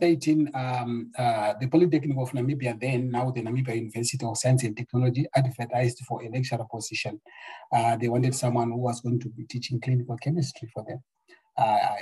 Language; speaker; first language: English; non-native, local second language; Shona